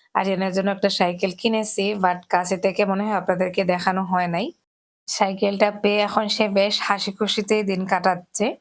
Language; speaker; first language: Bangla; native; Bangla